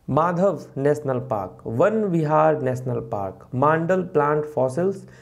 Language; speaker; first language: Hindi; native; Hindi